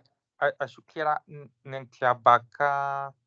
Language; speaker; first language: Portuguese; non-native, learner; Spanish